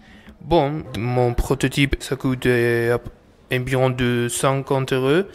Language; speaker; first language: French; non-native, learner; Spanish